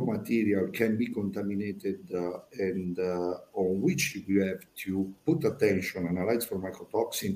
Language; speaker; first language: English; non-native, fluent; Italian